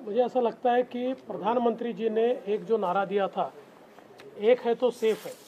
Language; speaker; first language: Hindi; non-native, local second language; Marathi